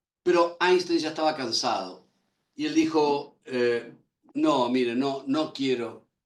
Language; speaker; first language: Spanish; native; Spanish